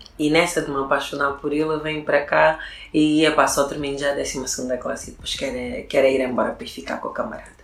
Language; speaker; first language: Portuguese; early bilingual, other home language; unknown